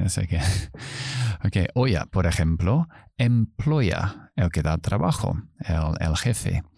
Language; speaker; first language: Spanish; non-native, fluent; English